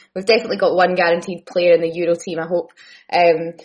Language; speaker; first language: English; native; English